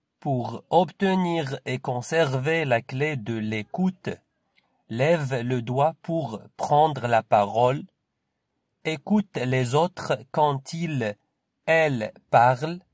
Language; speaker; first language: French; non-native, local second language; Arabic